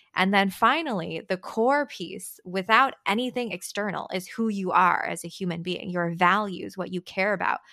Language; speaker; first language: English; early bilingual, other home language; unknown